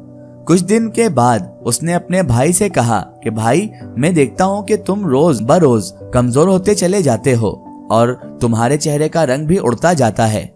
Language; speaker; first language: Urdu; native; Urdu